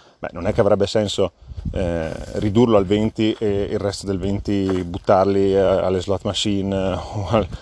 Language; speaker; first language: Italian; native; Italian